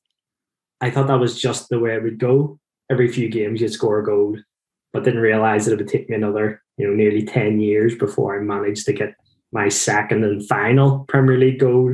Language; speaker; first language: English; native; English